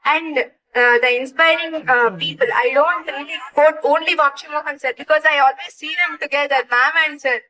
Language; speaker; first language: English; non-native, local second language; Telugu